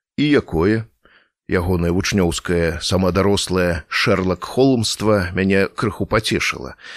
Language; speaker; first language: Belarusian; native; Belarusian